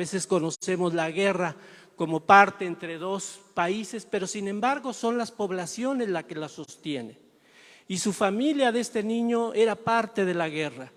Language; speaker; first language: Spanish; native; Spanish